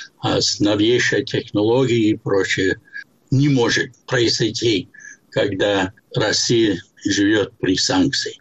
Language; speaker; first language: Russian; non-native, fluent; English